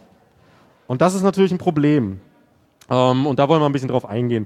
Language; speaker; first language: German; native; German